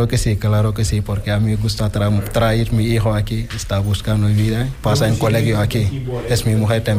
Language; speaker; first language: Spanish; non-native, learner; Wolof